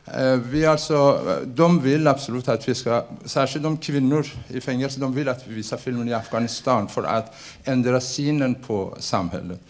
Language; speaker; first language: Swedish; non-native, fluent; Persian